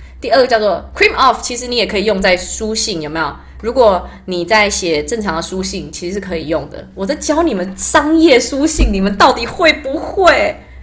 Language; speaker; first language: Chinese; early bilingual, heritage; Chinese